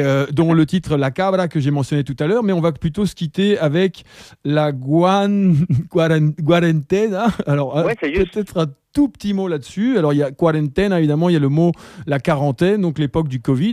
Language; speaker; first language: French; native; French